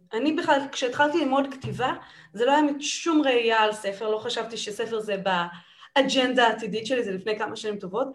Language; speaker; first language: Hebrew; native; Hebrew